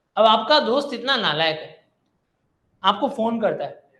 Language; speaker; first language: Hindi; non-native, local second language; Gujarati